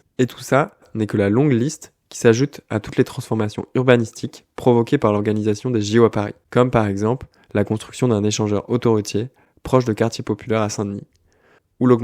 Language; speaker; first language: French; native; French